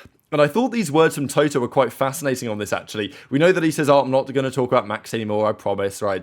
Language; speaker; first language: English; native; English